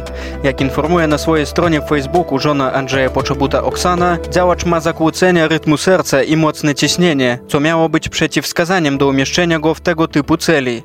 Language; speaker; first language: Polish; native; Polish